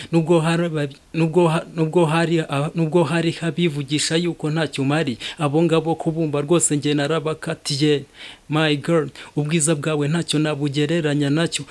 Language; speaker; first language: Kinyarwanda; early bilingual, heritage; Kinyarwanda